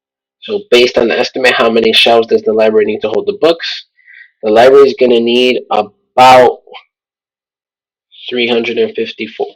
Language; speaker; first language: English; native; English